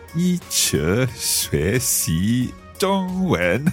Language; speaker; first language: Chinese; non-native, learner; English